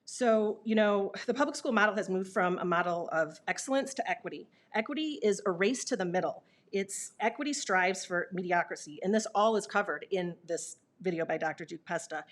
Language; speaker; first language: English; native; English